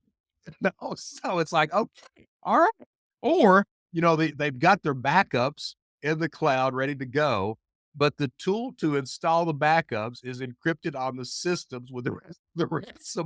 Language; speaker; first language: English; native; English